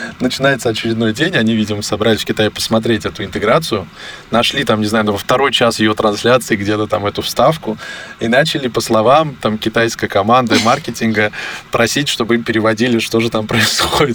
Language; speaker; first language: Russian; native; Russian